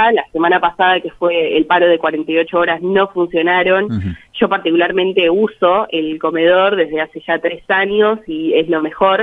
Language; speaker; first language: Spanish; native; Spanish